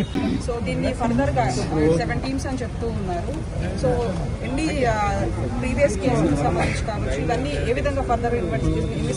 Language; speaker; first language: Telugu; native; Telugu